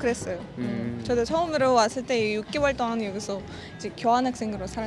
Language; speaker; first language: Korean; non-native, fluent; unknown